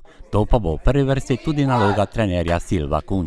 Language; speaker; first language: Slovenian; native; Slovenian